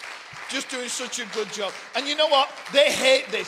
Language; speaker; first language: English; native; English